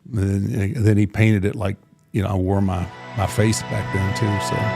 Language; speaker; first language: English; native; English